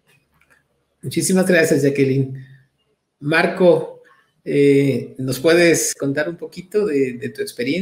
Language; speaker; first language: Spanish; native; Spanish